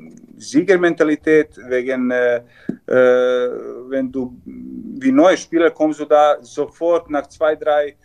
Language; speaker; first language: German; non-native, learner; Serbian